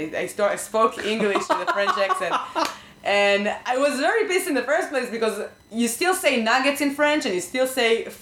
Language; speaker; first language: English; non-native, fluent; Hebrew